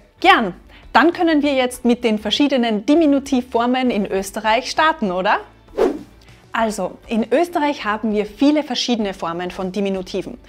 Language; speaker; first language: German; native; German